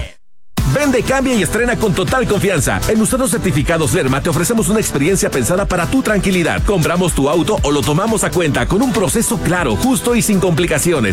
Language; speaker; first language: Spanish; native; Spanish